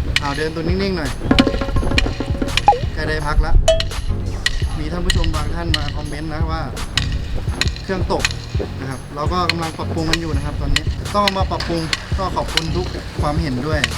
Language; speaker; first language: Thai; native; Thai